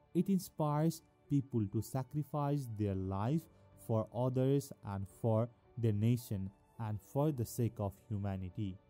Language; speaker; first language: English; non-native, local second language; Nepali